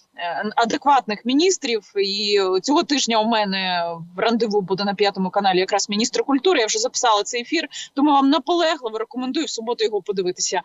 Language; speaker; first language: Ukrainian; native; Ukrainian